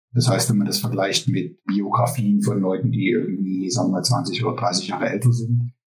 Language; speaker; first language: German; native; German